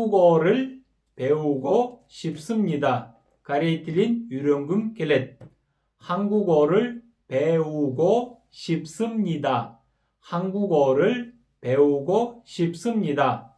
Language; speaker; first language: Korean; non-native, fluent; Kyrgyz